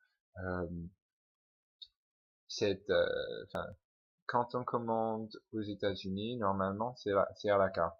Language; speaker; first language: French; non-native, fluent; English